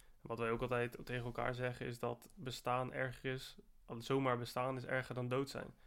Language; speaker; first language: Dutch; native; Dutch